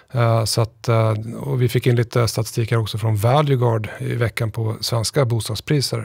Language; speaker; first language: Swedish; native; Swedish